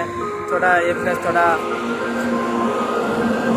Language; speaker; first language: Hindi; non-native, local second language; Odia